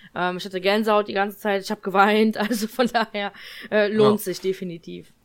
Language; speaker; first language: German; early bilingual, other home language; Polish